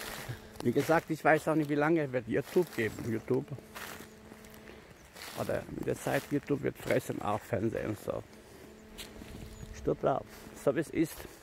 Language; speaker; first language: German; non-native, fluent; Albanian